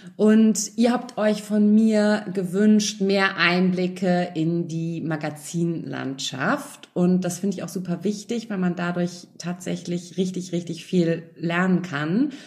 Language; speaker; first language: German; native; German